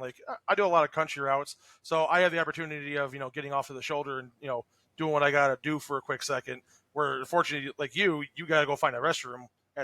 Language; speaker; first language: English; native; English